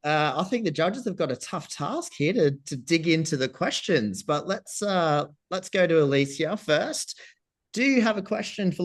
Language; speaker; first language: English; native; English